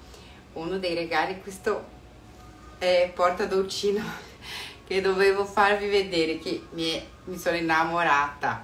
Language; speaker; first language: Italian; non-native, fluent; Portuguese